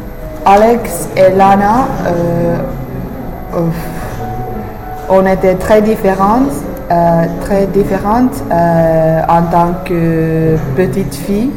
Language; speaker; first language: French; non-native, learner; English